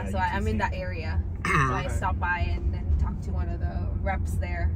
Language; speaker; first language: English; early bilingual, other home language; Vietnamese